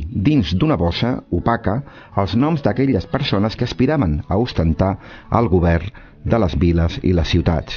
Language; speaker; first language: Catalan; native; Catalan